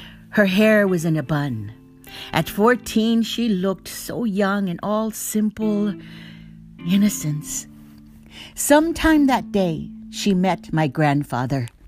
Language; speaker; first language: English; early bilingual, other home language; Spanish